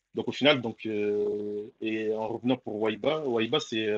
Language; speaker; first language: French; early bilingual, other home language; Comorian